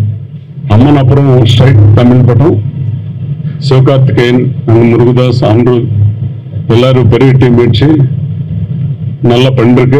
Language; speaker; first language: Tamil; non-native, learner; Telugu